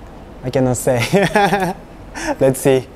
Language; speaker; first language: English; non-native, learner; Japanese